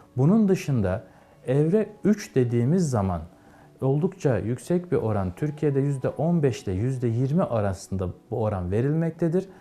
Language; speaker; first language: Turkish; native; Turkish